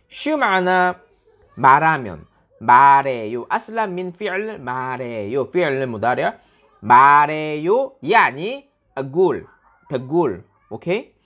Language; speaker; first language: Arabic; non-native, learner; Korean